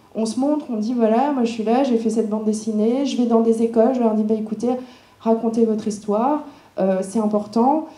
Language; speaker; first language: French; early bilingual, other home language; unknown